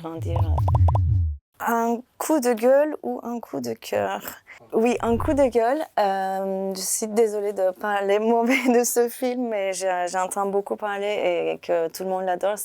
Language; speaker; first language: French; non-native, fluent; Turkish